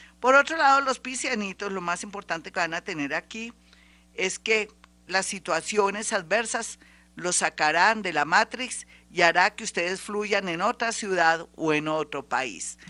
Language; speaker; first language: Spanish; native; Spanish